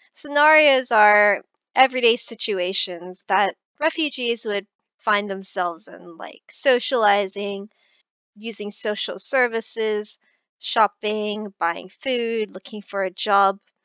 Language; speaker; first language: English; native; English